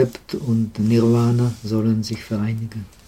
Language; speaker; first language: German; non-native, fluent; Czech